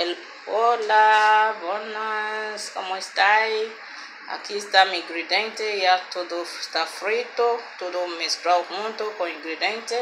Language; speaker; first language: Spanish; non-native, learner; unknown